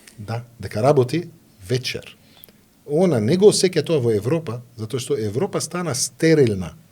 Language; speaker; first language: Macedonian; non-native, fluent; Arabic